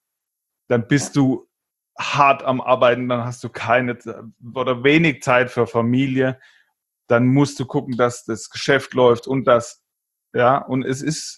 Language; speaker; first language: German; native; German